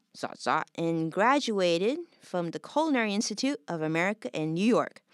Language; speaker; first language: English; native; English